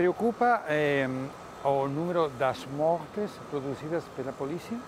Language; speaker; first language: Portuguese; non-native, fluent; Spanish